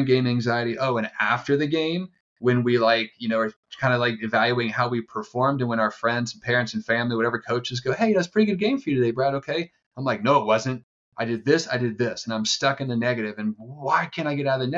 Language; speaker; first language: English; native; English